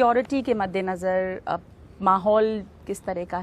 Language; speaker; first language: Hindi; native; Hindi